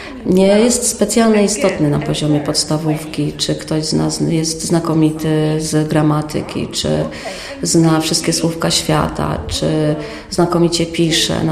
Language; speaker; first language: Polish; native; Polish